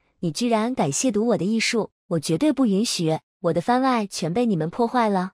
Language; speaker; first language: Chinese; native; Chinese